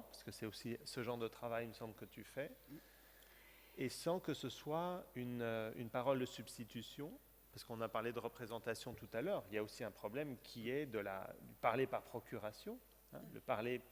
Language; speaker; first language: French; native; French